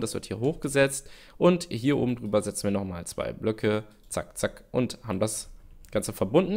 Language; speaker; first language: German; native; German